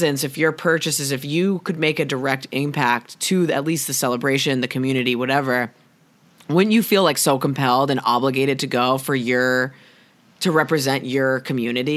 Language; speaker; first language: English; native; English